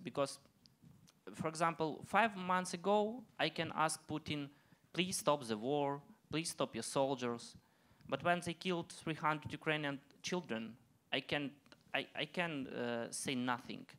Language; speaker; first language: English; non-native, learner; Ukrainian